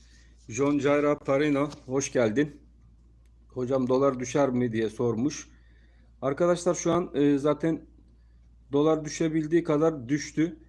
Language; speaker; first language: Turkish; native; Turkish